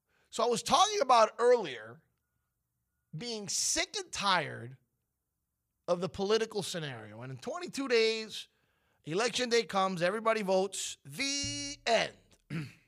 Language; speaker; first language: English; native; English